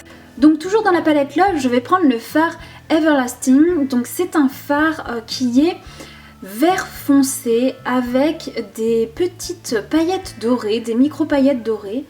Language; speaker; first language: French; native; French